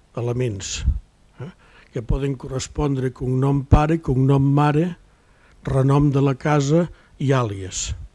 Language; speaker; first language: Catalan; native; Catalan